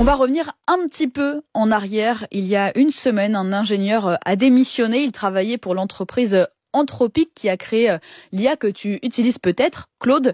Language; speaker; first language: French; native; French